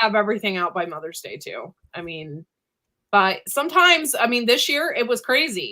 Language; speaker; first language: English; native; English